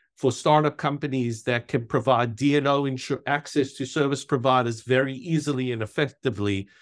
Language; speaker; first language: English; native; English